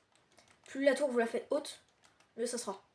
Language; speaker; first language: French; native; French